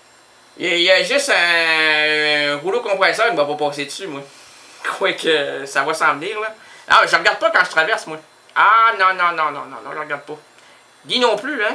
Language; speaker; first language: French; native; French